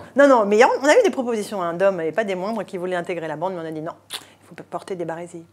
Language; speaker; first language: French; native; French